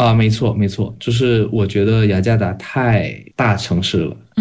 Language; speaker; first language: Chinese; non-native, fluent; Indonesian